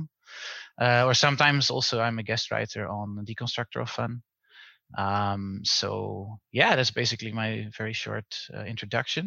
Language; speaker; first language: English; non-native, fluent; Dutch